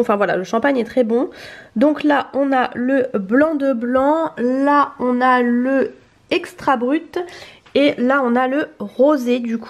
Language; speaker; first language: French; native; French